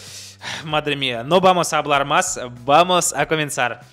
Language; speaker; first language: Spanish; non-native, fluent; Russian